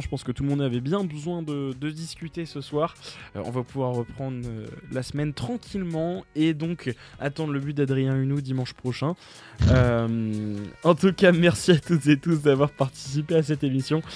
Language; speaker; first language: French; native; French